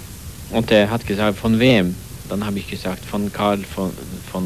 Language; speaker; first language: German; non-native, fluent; Norwegian